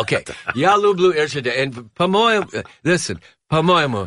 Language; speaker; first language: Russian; non-native, learner; English